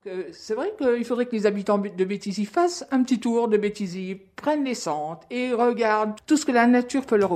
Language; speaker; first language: French; native; French